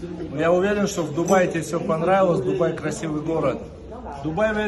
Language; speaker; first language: Russian; non-native, local second language; Tajik